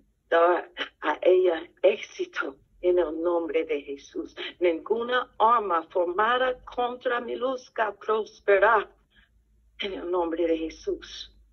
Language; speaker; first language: Spanish; non-native, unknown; English